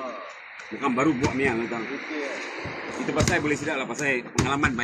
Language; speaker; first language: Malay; non-native, local second language; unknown